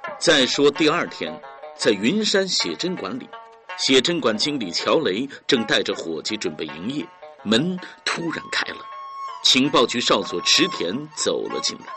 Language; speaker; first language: Chinese; native; Chinese